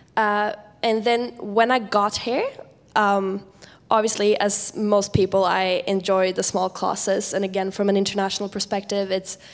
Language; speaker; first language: English; non-native, fluent; Swedish